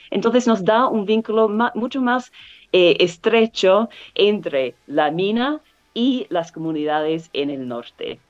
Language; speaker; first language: Spanish; non-native, fluent; English